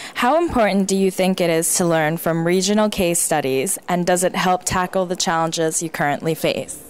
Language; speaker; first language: English; native; English